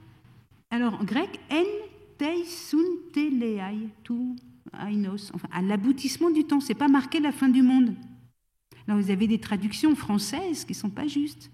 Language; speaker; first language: French; native; French